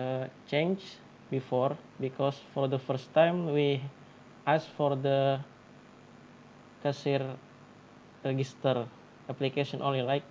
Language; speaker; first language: English; non-native, learner; Indonesian